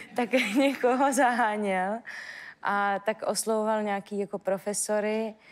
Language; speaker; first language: Czech; native; Czech